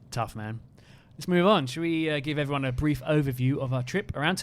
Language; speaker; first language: English; native; English